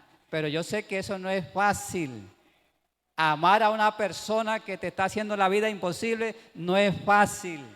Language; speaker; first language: Spanish; native; Spanish